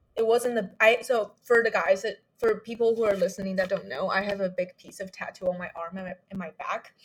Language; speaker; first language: English; non-native, fluent; Chinese